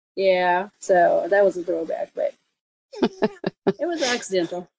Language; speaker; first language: English; non-native, fluent; Japanese